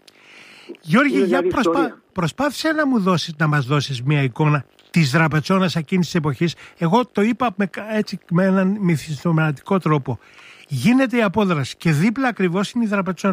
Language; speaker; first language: Greek; native; Greek